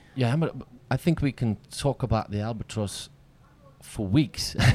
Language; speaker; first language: English; non-native, fluent; Dutch